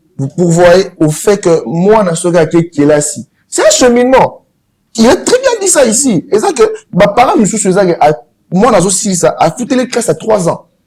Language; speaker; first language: French; non-native, local second language; Lingala